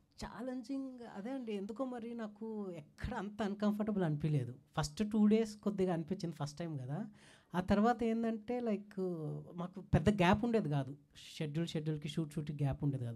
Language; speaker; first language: Telugu; native; Telugu